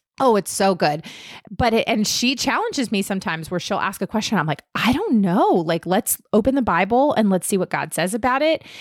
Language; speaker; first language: English; native; English